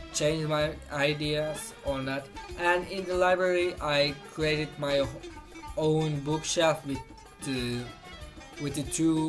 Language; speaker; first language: English; non-native, fluent; Turkish